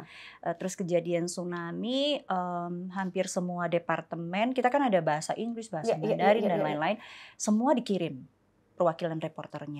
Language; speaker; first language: Indonesian; native; Indonesian